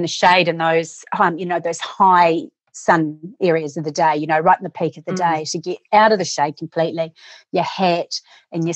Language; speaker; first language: English; native; English